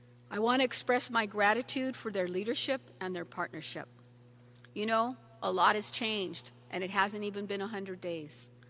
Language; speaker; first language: English; early bilingual, other home language; Spanish